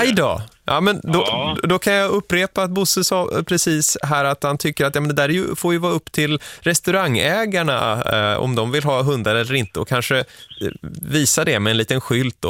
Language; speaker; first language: Swedish; native; Swedish